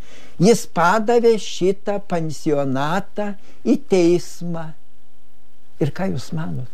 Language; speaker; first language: Lithuanian; native; Lithuanian